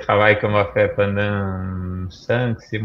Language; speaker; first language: French; non-native, fluent; Portuguese